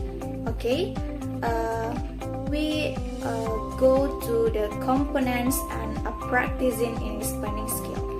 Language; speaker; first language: English; non-native, learner; Indonesian